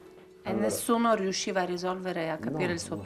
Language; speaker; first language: Italian; native; Italian